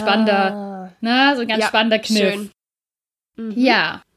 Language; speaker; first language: German; native; German